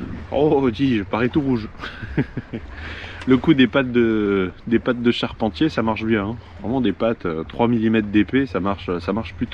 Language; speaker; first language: French; native; French